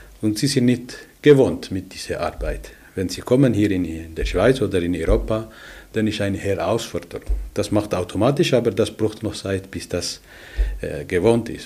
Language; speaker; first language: German; non-native, learner; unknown